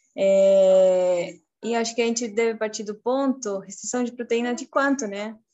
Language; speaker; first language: Portuguese; non-native, fluent; Spanish